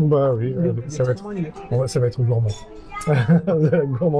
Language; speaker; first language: French; native; French